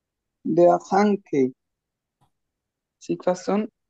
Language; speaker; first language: German; non-native, learner; Bangla